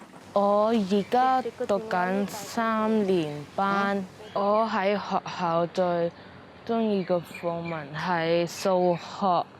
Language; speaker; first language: Cantonese; early bilingual, other home language; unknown